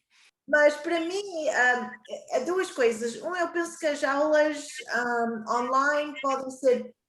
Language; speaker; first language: Portuguese; early bilingual, heritage; Portuguese